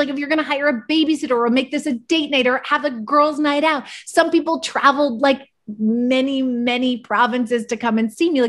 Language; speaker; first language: English; native; English